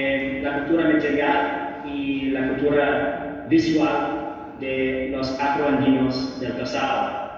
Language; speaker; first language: Spanish; non-native, fluent; English